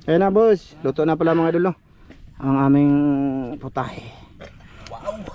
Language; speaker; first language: Filipino; non-native, local second language; Cebuano